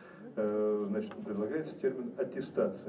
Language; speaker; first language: Russian; native; Russian